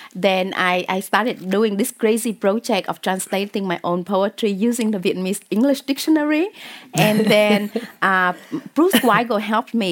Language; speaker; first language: English; non-native, fluent; Vietnamese